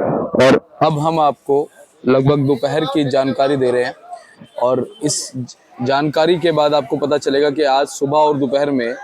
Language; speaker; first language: Hindi; native; Hindi